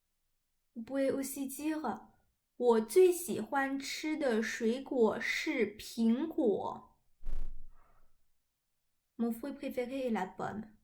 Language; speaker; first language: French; non-native, fluent; Chinese